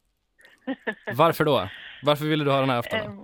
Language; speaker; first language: Swedish; native; Swedish